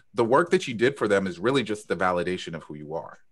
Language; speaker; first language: English; native; English